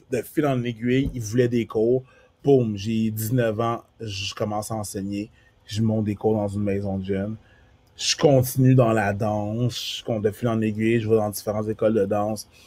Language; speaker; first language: French; early bilingual, other home language; Haitian Creole